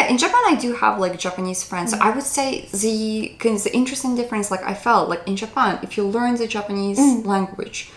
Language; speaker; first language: English; non-native, fluent; Russian